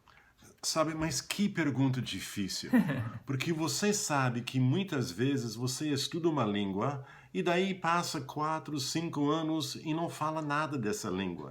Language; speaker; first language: Portuguese; non-native, fluent; English